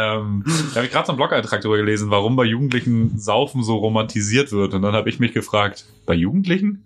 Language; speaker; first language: German; native; German